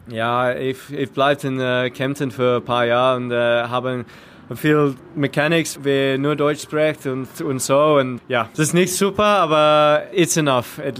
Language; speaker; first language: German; non-native, learner; English